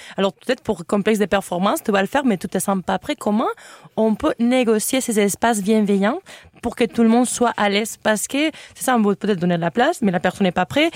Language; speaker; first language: French; non-native, fluent; Spanish